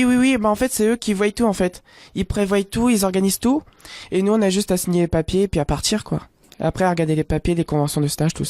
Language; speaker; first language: French; native; French